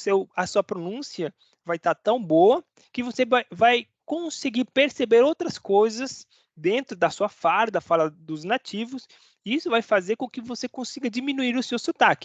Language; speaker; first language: Portuguese; non-native, fluent; Spanish